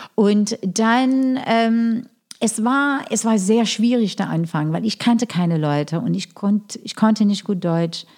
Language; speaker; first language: German; non-native, fluent; English